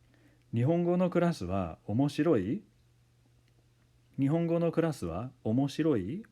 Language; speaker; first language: Japanese; non-native, fluent; English